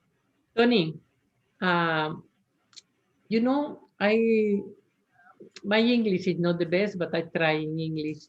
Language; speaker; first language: English; non-native, learner; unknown